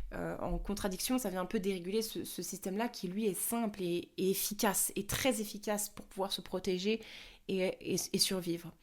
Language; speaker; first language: French; native; French